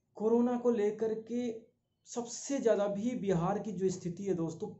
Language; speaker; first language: Hindi; native; Hindi